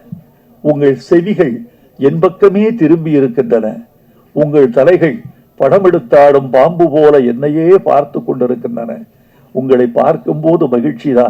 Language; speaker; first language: Tamil; native; Tamil